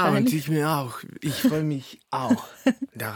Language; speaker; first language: German; non-native, fluent; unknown